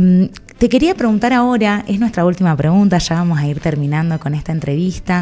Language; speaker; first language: Spanish; native; Spanish